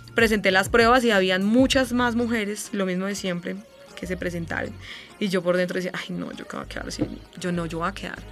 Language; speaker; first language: Spanish; native; Spanish